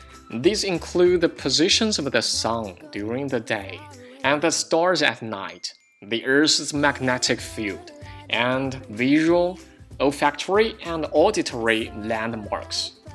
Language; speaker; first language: English; non-native, fluent; Chinese